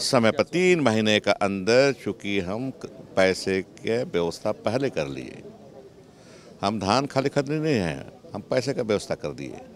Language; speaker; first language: Hindi; native; Hindi